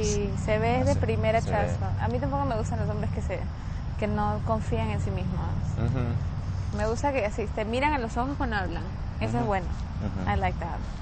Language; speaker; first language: Spanish; native; Spanish